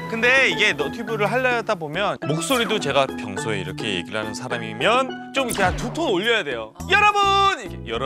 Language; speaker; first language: Korean; native; Korean